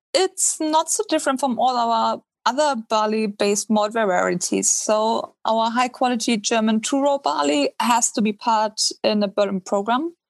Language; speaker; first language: English; non-native, fluent; German